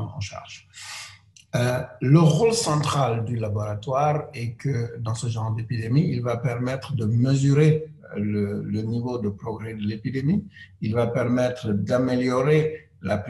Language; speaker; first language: French; non-native, local second language; Wolof